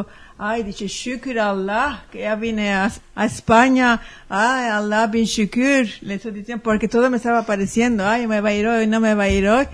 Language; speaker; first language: Spanish; early bilingual, heritage; Ladino